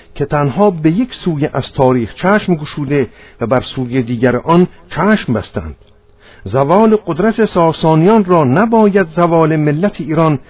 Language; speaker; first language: Persian; non-native, local second language; Armenian